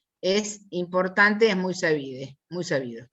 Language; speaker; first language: Spanish; native; Spanish